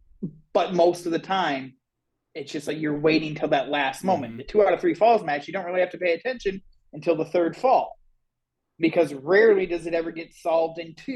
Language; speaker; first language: English; native; English